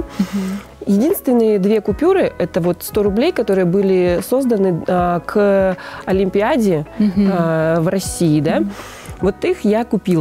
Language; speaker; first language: Russian; native; Russian